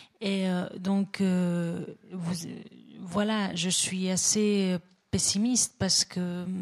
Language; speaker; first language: French; non-native, fluent; Spanish